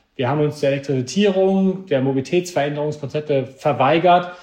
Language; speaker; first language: German; native; German